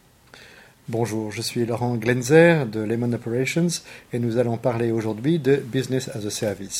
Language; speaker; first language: French; native; French